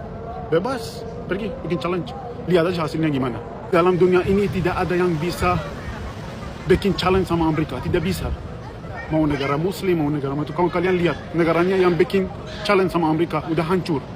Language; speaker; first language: Indonesian; non-native, learner; Persian